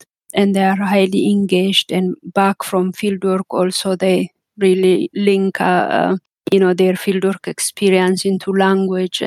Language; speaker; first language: English; non-native, fluent; Amharic